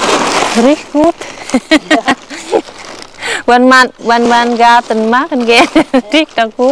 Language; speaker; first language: German; non-native, learner; Vietnamese